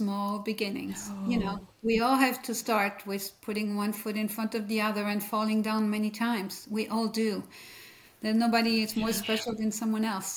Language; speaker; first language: English; non-native, fluent; French